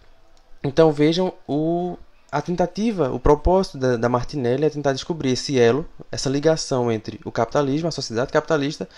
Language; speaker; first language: Portuguese; native; Portuguese